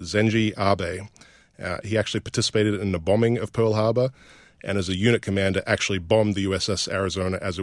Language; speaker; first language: English; native; English